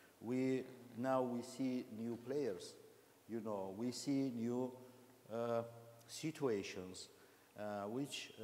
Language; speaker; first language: English; non-native, learner; Azerbaijani